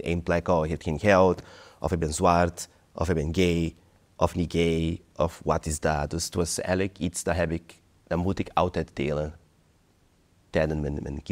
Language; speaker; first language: Dutch; non-native, learner; Portuguese